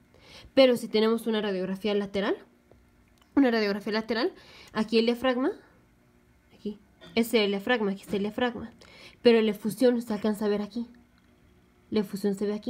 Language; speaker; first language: Spanish; native; Spanish